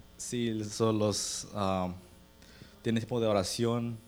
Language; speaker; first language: Spanish; early bilingual, heritage; Spanish